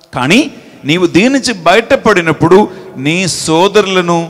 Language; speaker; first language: Telugu; non-native, local second language; Malayalam